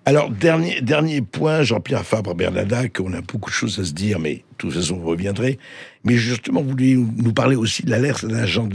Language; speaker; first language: French; native; French